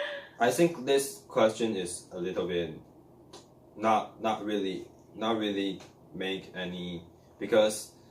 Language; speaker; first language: English; non-native, learner; Chinese